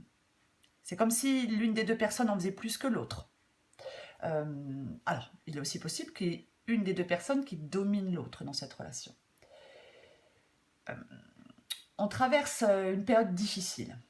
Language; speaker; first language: French; native; French